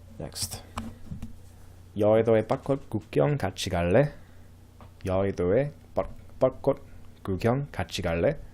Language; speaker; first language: Korean; non-native, fluent; English